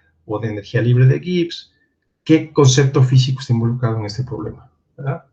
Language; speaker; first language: Spanish; native; Spanish